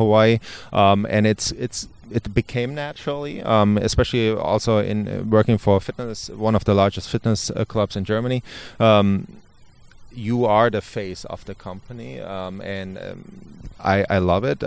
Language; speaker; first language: English; non-native, fluent; German